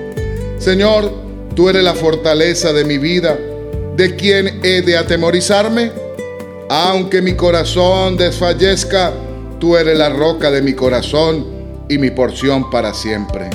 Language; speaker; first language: Spanish; native; Spanish